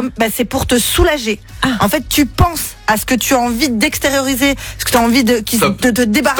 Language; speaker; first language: French; native; French